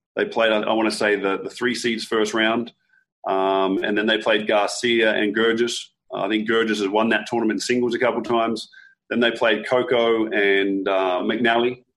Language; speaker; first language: English; native; English